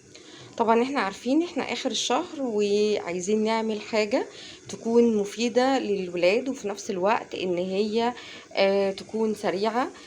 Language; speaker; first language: Arabic; native; Arabic